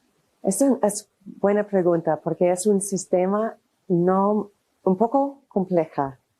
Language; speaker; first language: Spanish; non-native, fluent; English